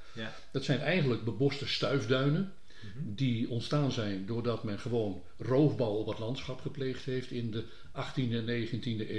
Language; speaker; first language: Dutch; native; Dutch